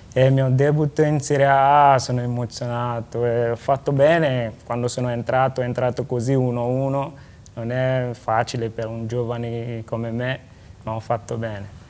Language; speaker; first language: Italian; non-native, learner; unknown